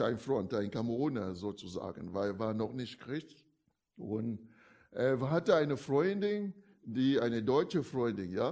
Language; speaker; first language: German; non-native, fluent; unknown